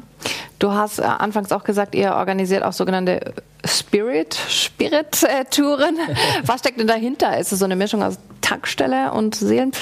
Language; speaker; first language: German; native; German